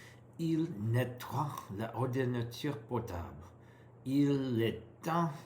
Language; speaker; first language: French; non-native, learner; English